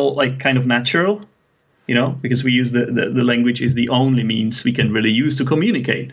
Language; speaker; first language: English; non-native, fluent; Czech